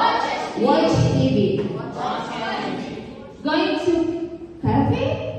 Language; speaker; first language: English; non-native, learner; Indonesian